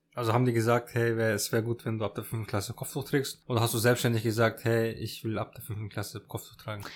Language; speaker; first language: German; early bilingual, other home language; Turkish